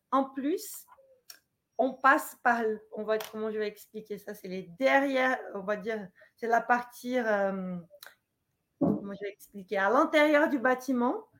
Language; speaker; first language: French; non-native, fluent; Portuguese